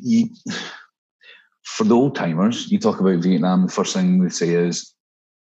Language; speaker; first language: English; native; English